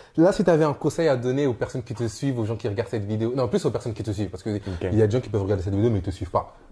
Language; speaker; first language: French; native; French